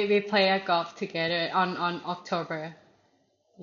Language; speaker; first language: English; non-native, learner; Thai